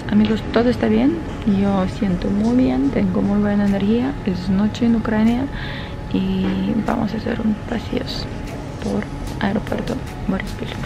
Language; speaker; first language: Spanish; non-native, fluent; Ukrainian